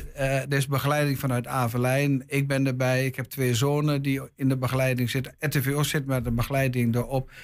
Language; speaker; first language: Dutch; native; Dutch